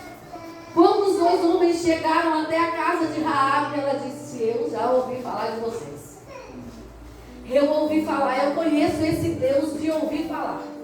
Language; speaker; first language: Portuguese; native; Portuguese